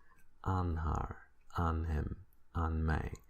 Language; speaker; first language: Dutch; non-native, fluent; English